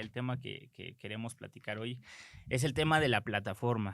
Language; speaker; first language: Spanish; native; Spanish